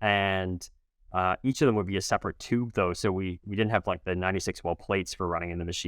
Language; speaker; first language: English; native; English